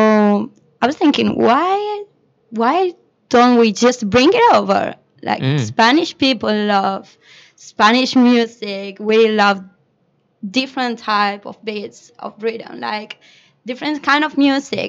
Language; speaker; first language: English; non-native, fluent; Spanish